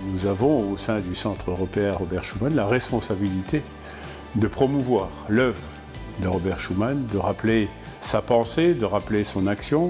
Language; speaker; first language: French; native; French